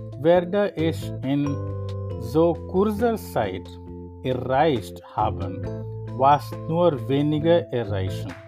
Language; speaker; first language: German; non-native, fluent; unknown